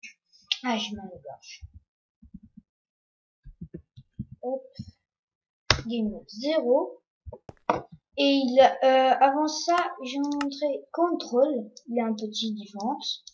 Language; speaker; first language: French; non-native, learner; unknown